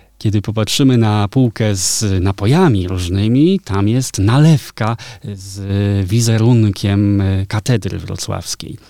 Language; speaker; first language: Polish; native; Polish